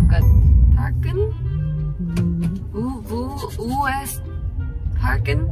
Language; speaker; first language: German; non-native, learner; Korean